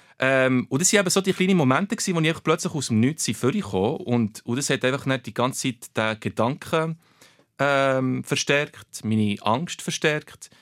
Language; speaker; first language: German; early bilingual, other home language; Portuguese